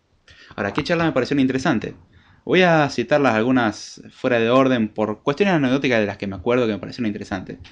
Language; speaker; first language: Spanish; native; Spanish